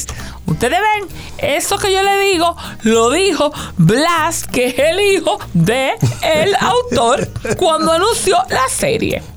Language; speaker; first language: Spanish; native; Spanish